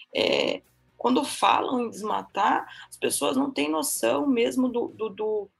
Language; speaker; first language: Portuguese; native; Portuguese